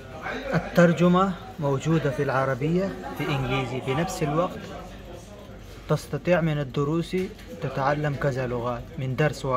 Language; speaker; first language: Arabic; non-native, fluent; Pashto